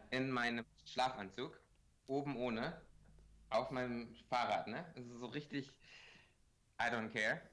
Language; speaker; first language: German; native; German